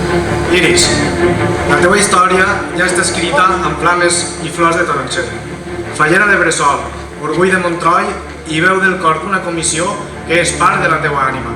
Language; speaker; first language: Catalan; native; Catalan